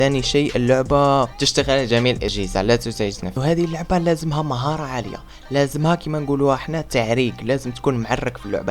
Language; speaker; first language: Arabic; native; Arabic